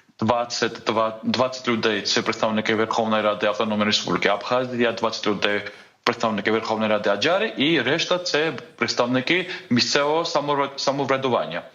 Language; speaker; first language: Ukrainian; non-native, fluent; Georgian